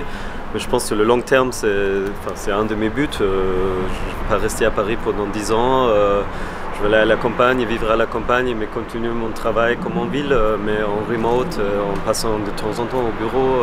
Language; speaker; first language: French; non-native, fluent; German